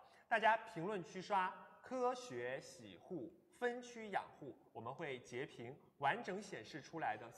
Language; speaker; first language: Chinese; native; Chinese